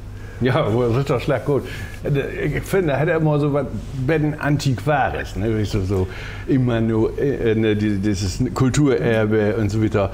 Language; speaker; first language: German; native; German